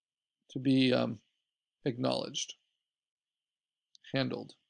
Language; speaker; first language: English; native; English